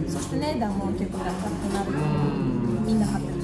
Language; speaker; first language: Japanese; non-native, fluent; Russian